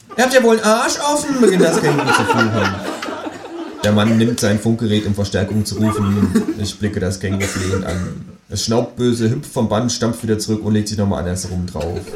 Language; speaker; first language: German; native; German